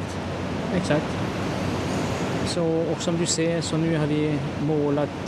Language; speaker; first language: Swedish; non-native, fluent; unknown